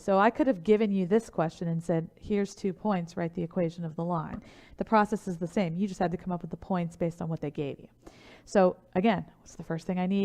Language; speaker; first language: English; native; English